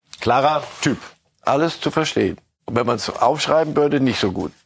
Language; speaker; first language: German; native; German